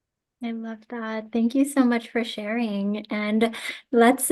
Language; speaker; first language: English; native; English